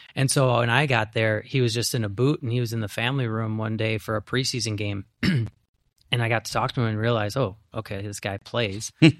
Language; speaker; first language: English; native; English